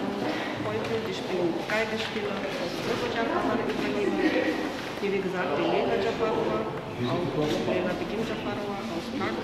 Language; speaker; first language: German; non-native, learner; Azerbaijani